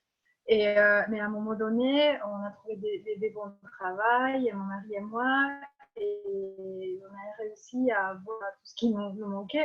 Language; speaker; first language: French; non-native, fluent; Spanish